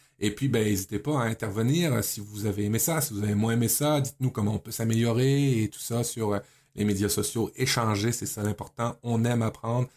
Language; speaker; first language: French; native; French